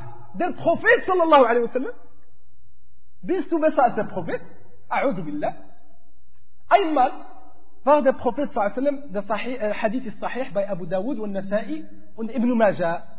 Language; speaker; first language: German; non-native, fluent; Arabic